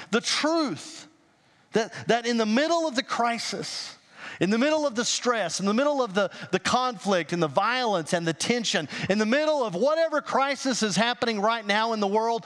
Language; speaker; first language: English; native; English